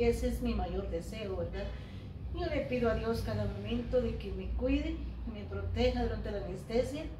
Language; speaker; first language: Spanish; native; Spanish